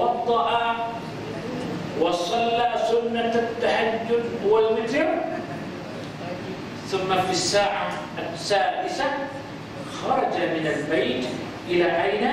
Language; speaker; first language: Arabic; non-native, fluent; Malay